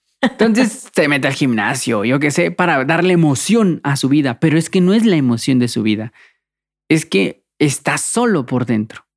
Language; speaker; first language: Spanish; native; Spanish